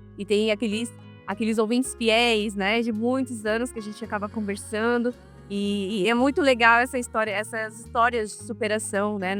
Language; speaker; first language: Portuguese; native; Portuguese